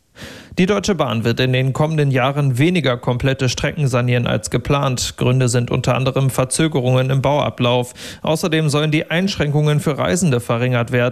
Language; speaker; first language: German; native; German